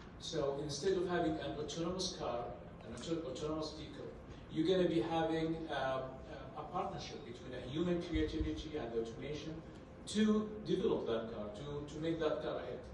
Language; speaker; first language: English; non-native, fluent; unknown